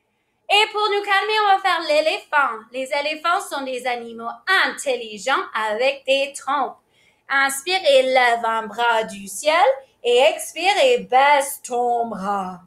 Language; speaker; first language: French; non-native, fluent; English